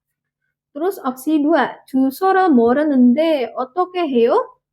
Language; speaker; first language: Korean; non-native, fluent; Indonesian